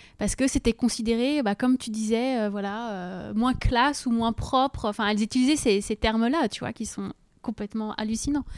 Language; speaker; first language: French; native; French